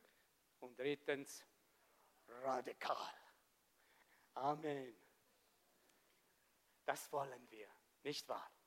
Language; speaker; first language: German; non-native, fluent; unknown